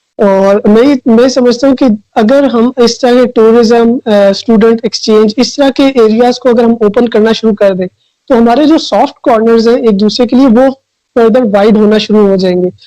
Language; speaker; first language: Urdu; non-native, local second language; Punjabi